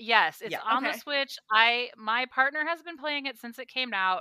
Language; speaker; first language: English; native; English